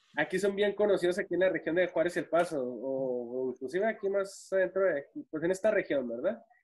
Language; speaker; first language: Spanish; native; Spanish